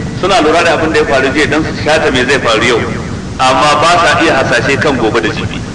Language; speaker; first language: Hausa; native; Hausa